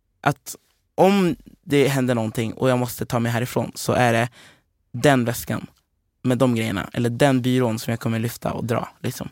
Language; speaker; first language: Swedish; early bilingual, other home language; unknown